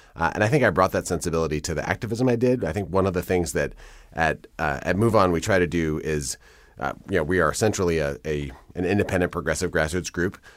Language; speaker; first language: English; native; English